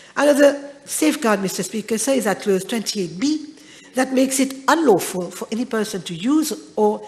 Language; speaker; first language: English; non-native, local second language; Morisyen